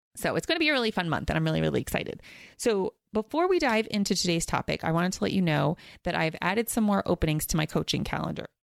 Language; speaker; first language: English; native; English